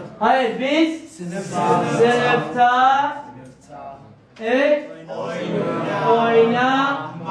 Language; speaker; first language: Turkish; non-native, fluent; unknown